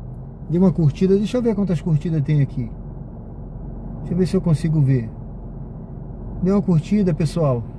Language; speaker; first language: Portuguese; native; Portuguese